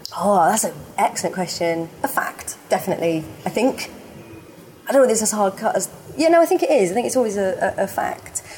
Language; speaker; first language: English; native; English